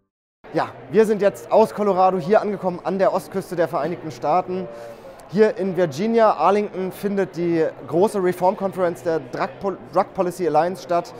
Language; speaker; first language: German; native; German